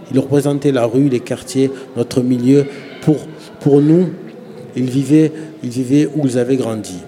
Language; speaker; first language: French; native; French